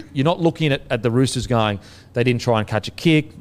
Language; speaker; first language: English; native; English